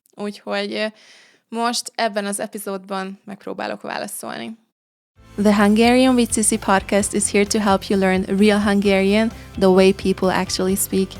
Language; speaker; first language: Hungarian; native; Hungarian